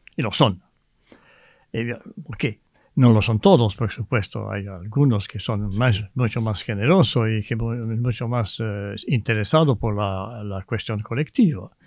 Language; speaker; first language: Spanish; non-native, fluent; French